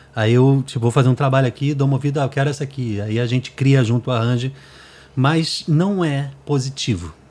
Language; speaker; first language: Portuguese; native; Portuguese